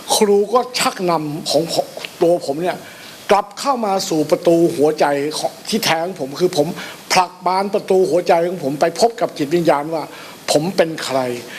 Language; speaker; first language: Thai; native; Thai